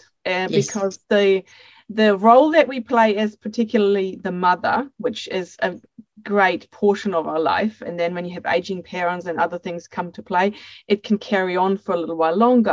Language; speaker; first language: English; non-native, fluent; German